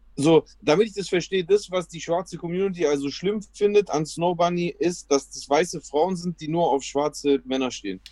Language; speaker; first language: German; early bilingual, other home language; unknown